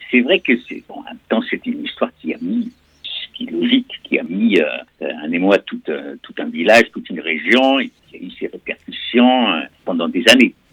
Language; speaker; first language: French; non-native, fluent; German